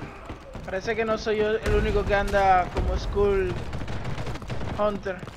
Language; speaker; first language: Spanish; native; Spanish